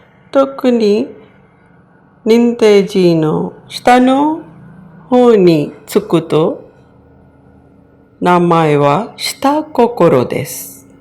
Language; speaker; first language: Japanese; non-native, fluent; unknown